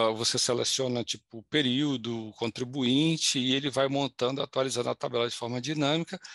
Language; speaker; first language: Portuguese; native; Portuguese